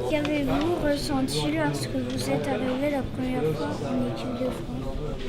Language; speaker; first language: French; native; French